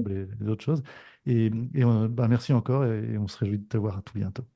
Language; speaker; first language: French; native; French